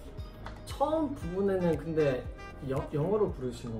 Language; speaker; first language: Korean; native; Korean